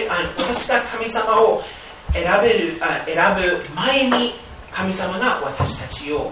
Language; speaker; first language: Japanese; non-native, fluent; English